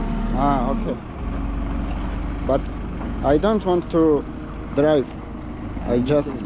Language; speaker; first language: English; non-native, learner; Armenian